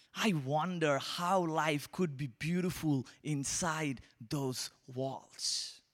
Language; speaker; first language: English; non-native, local second language; Bangla